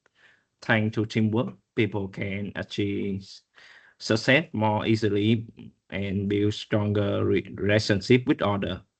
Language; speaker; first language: English; non-native, learner; Vietnamese